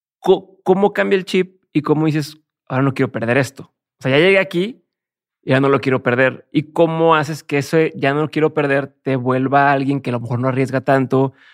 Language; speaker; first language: Spanish; native; Spanish